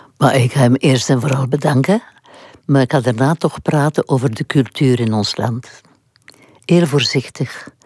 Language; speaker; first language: Dutch; non-native, local second language; French